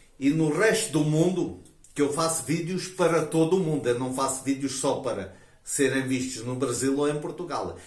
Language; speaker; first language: Portuguese; native; Portuguese